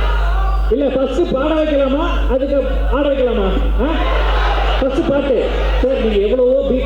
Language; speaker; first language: Tamil; native; Tamil